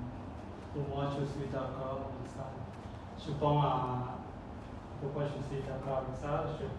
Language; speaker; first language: French; non-native, learner; Khmer